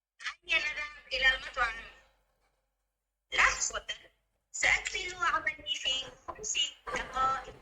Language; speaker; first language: Arabic; non-native, learner; Bangla